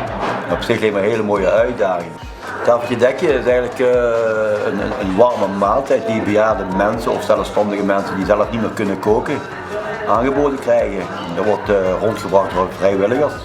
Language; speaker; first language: Dutch; native; Dutch